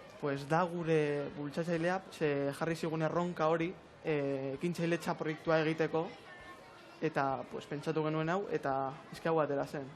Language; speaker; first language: Basque; non-native, local second language; Spanish